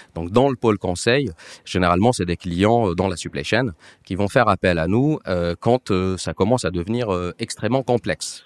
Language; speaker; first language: French; non-native, local second language; Arabic